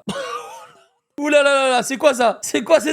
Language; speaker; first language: French; native; French